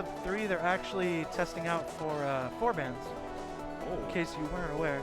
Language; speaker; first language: English; native; English